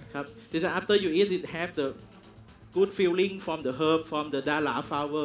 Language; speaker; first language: English; non-native, learner; Thai